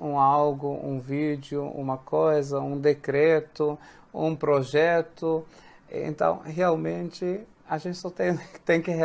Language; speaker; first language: Portuguese; non-native, fluent; Arabic